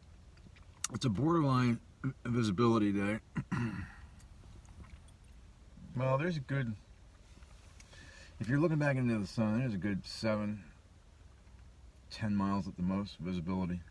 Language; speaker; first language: English; native; English